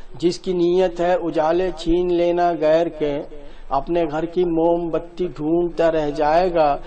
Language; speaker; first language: Urdu; native; Urdu